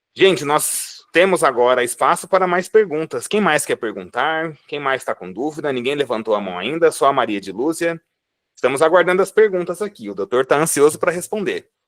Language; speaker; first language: Portuguese; native; Portuguese